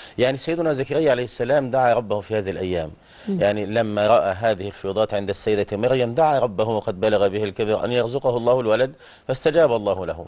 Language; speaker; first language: Arabic; native; Arabic